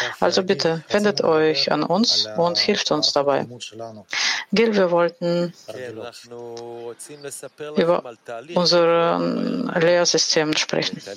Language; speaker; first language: German; non-native, fluent; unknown